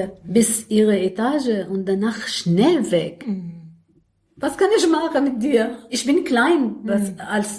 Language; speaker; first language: German; non-native, learner; Arabic